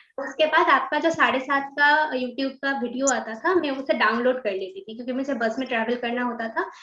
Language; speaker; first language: Hindi; non-native, local second language; Bangla